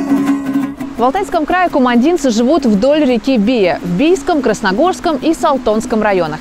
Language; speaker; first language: Russian; native; Russian